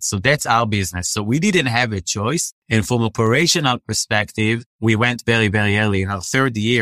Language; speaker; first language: English; non-native, fluent; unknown